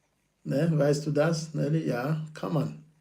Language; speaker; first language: German; non-native, learner; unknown